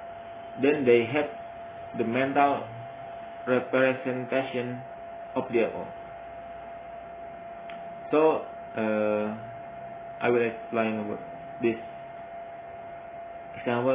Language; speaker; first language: English; non-native, learner; Indonesian